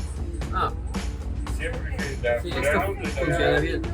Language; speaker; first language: Spanish; non-native, learner; English